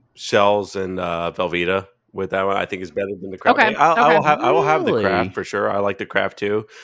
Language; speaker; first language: English; native; English